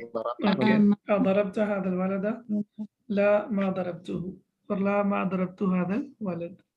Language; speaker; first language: Arabic; non-native, fluent; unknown